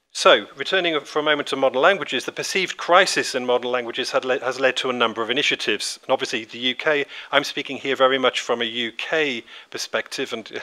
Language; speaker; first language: English; native; English